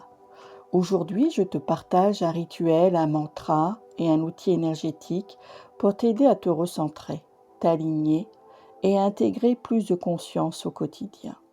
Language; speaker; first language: French; native; French